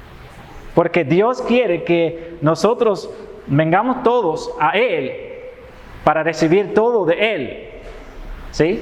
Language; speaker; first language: Spanish; non-native, fluent; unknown